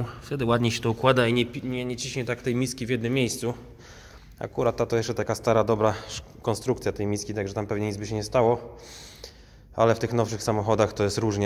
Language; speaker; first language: Polish; native; Polish